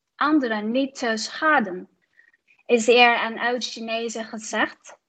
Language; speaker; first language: Dutch; non-native, learner; Chinese